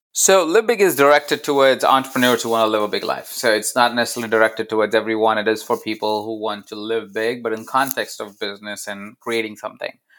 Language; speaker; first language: English; non-native, local second language; Hindi